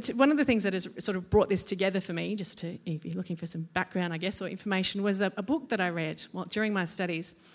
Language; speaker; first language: English; native; English